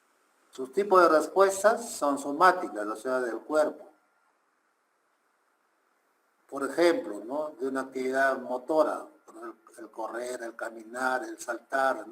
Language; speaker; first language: Spanish; native; Spanish